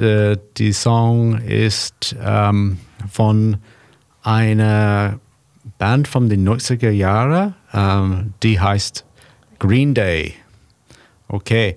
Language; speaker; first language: German; non-native, learner; English